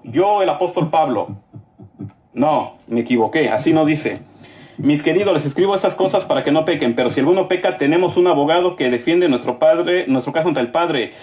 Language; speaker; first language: Spanish; native; Spanish